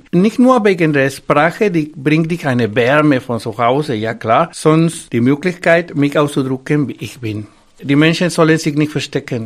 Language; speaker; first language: German; non-native, fluent; Spanish